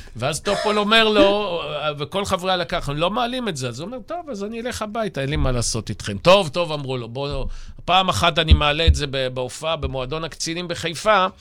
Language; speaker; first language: Hebrew; native; Hebrew